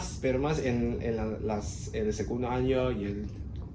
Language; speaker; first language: Spanish; non-native, learner; Cantonese